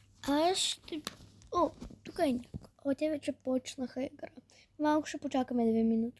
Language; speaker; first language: Bulgarian; early bilingual, heritage; Bulgarian